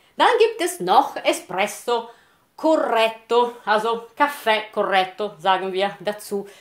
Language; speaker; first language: German; non-native, fluent; Italian